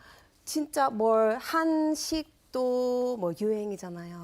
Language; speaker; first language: Korean; non-native, fluent; English